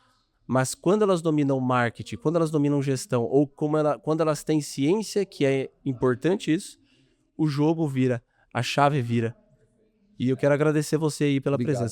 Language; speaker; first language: Portuguese; native; Portuguese